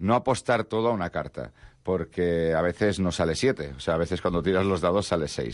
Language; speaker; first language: Spanish; non-native, local second language; Catalan